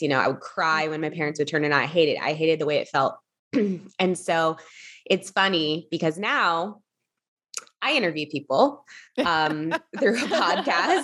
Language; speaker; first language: English; native; English